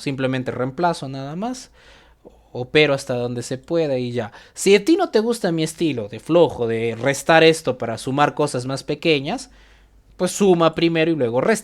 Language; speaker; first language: Spanish; native; Spanish